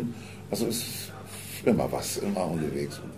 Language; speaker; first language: German; non-native, fluent; Spanish